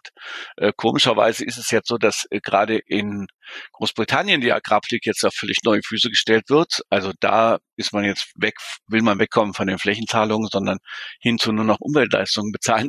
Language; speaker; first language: German; native; German